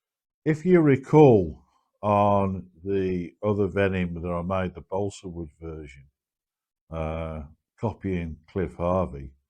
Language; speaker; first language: English; native; English